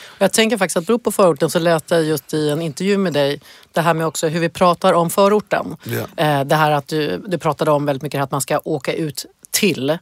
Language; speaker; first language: Swedish; native; Swedish